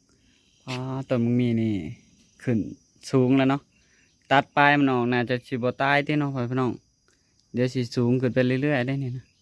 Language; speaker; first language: Thai; non-native, local second language; Lao